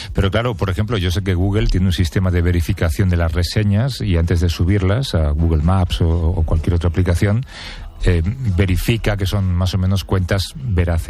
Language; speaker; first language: Spanish; native; Spanish